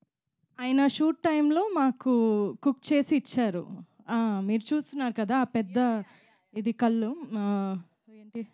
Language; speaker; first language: Telugu; non-native, fluent; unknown